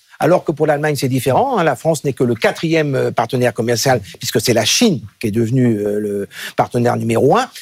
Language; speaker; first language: French; native; French